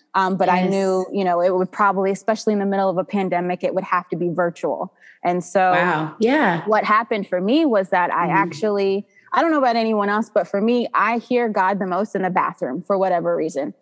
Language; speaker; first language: English; native; English